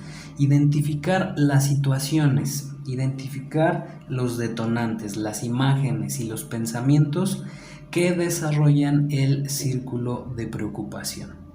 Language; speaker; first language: Spanish; native; Spanish